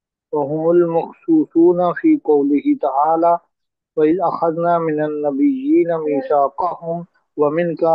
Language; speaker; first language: Arabic; non-native, learner; Urdu